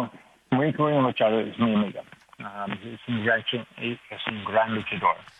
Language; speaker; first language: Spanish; non-native, learner; English